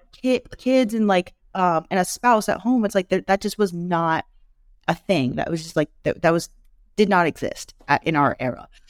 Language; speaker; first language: English; native; English